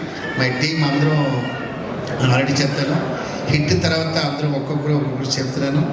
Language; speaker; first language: Telugu; non-native, learner; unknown